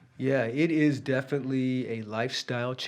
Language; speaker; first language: English; native; English